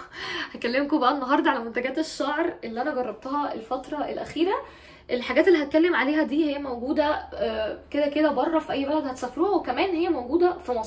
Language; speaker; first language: Arabic; native; Arabic